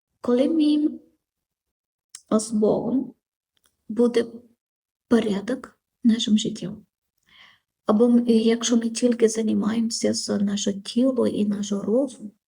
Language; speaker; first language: Ukrainian; non-native, learner; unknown